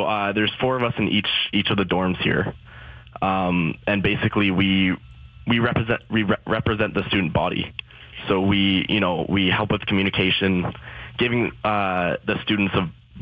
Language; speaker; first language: English; native; English